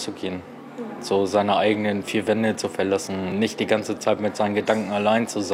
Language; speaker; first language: German; native; German